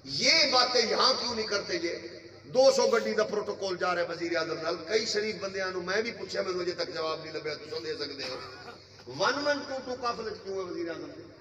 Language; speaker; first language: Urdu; non-native, local second language; Punjabi